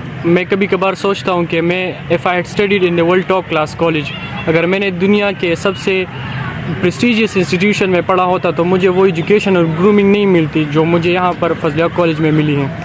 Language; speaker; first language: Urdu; non-native, local second language; Pashto